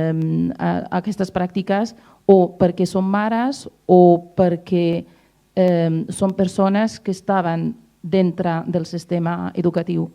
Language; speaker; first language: Catalan; non-native, fluent; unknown